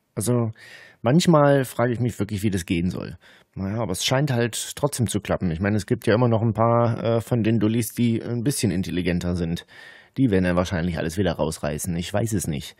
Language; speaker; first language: German; native; German